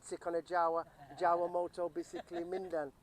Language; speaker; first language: Hungarian; early bilingual, heritage; English